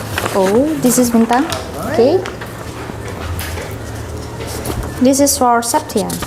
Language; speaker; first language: English; non-native, learner; Indonesian